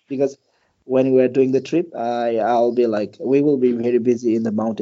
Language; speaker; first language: English; non-native, local second language; Nepali